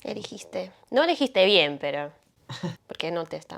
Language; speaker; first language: Spanish; non-native, learner; English